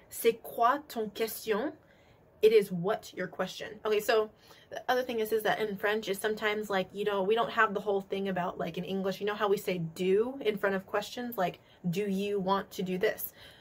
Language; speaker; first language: English; native; English